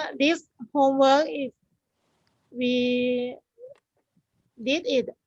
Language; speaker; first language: English; non-native, learner; Thai